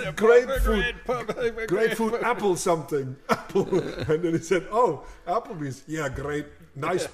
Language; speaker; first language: English; non-native, fluent; German